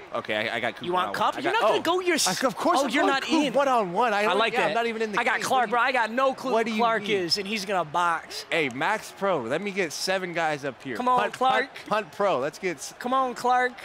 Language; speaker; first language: English; native; English